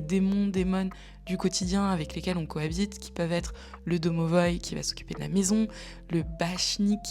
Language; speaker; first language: French; native; French